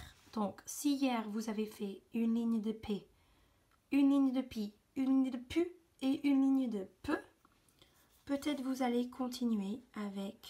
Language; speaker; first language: French; native; French